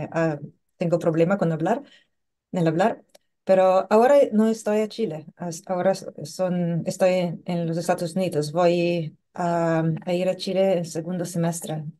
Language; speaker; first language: Spanish; non-native, learner; English